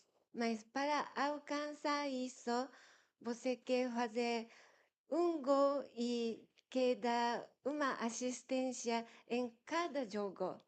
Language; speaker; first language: Portuguese; non-native, fluent; Japanese